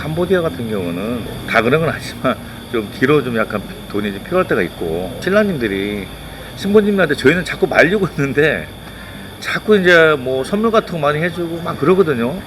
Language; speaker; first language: Korean; native; Korean